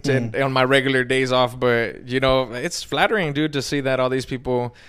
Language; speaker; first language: English; native; English